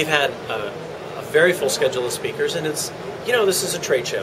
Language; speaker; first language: English; native; English